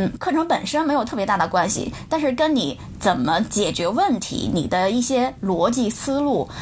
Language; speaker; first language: Chinese; native; Chinese